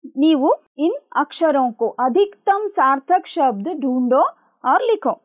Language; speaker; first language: Kannada; native; Kannada